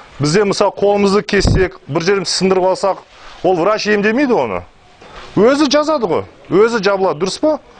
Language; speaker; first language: Kazakh; non-native, local second language; Russian